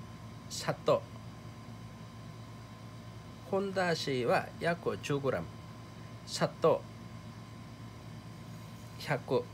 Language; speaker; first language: Japanese; non-native, fluent; Korean